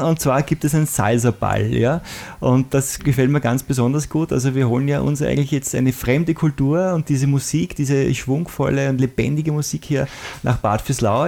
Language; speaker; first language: German; native; German